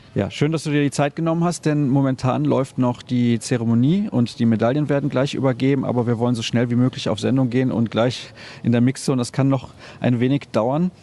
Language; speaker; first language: German; native; German